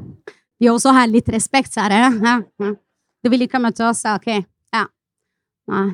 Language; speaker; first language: Norwegian; non-native, fluent; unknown